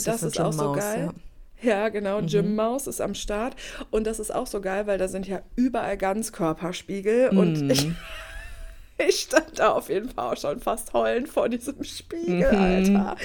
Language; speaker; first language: German; native; German